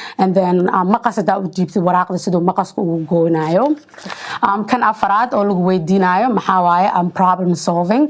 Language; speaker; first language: Somali; early bilingual, heritage; Somali